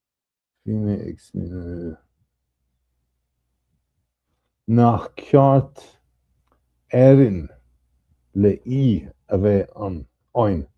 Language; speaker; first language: Irish; non-native, learner; English